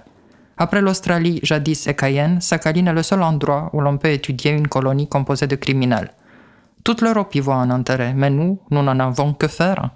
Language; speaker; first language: French; native; French